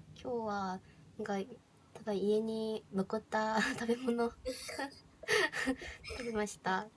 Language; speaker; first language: Japanese; non-native, fluent; Korean